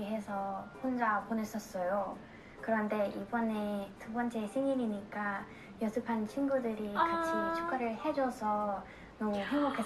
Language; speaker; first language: Korean; non-native, learner; Thai